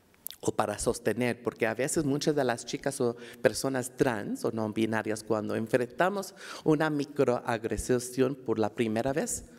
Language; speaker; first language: Spanish; early bilingual, heritage; Spanish